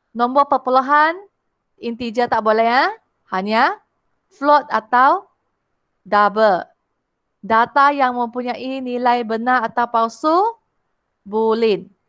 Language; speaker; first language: Malay; non-native, local second language; Chinese